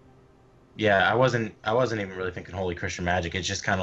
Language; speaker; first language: English; native; English